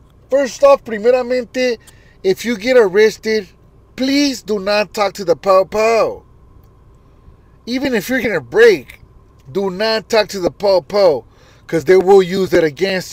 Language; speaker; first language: English; early bilingual, other home language; Spanish